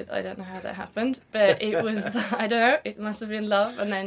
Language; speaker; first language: English; non-native, fluent; German